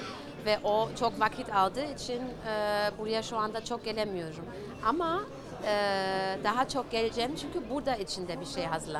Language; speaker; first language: Turkish; early bilingual, heritage; German